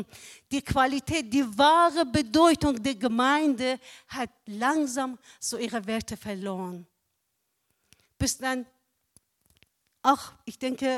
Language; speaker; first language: German; non-native, fluent; Persian